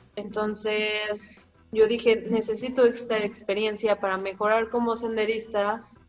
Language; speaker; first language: Spanish; native; Spanish